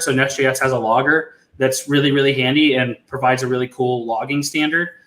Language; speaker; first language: English; native; English